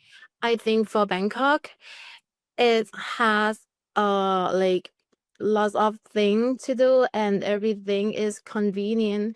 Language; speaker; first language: English; non-native, learner; Thai